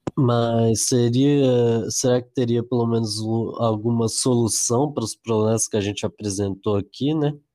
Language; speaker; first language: Portuguese; native; Portuguese